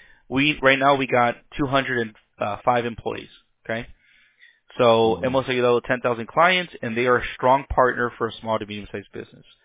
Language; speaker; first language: English; early bilingual, other home language; Spanish